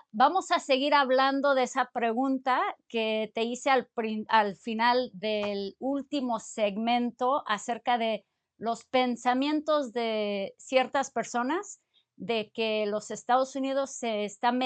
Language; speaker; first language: Spanish; early bilingual, other home language; English